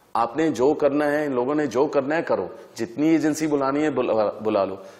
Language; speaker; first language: Hindi; native; Hindi